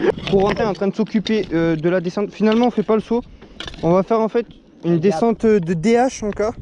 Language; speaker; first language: French; native; French